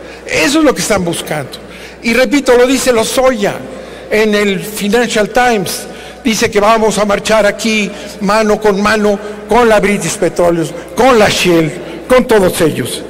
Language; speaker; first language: Spanish; native; Spanish